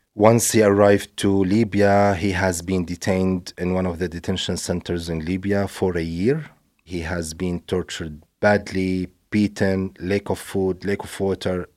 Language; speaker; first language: English; non-native, fluent; Arabic